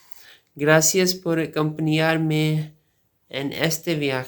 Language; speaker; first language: Spanish; non-native, learner; Urdu